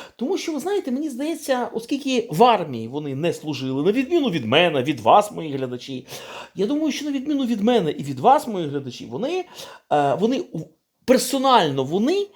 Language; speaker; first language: Ukrainian; non-native, local second language; Russian